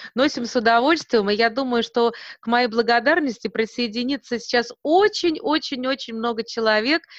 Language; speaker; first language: Russian; native; Russian